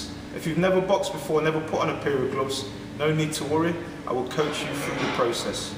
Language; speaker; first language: English; native; English